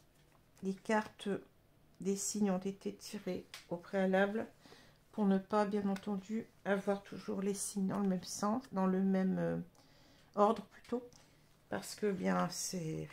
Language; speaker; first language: French; native; French